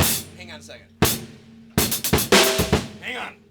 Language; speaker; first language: English; native; English